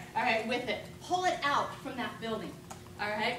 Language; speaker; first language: English; native; English